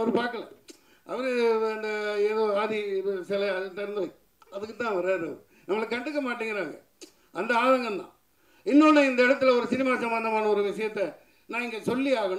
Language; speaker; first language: Tamil; native; Tamil